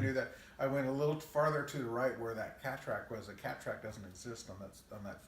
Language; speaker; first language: English; native; English